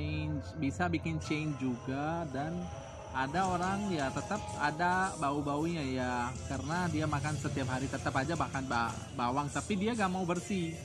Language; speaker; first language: Indonesian; non-native, fluent; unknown